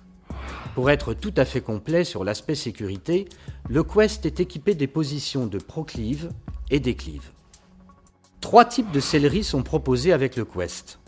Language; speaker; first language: French; native; French